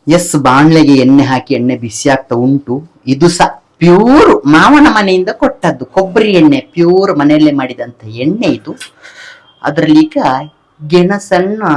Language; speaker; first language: Kannada; non-native, local second language; Tulu